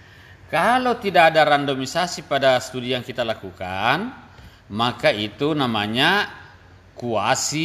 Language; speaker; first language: Indonesian; native; Indonesian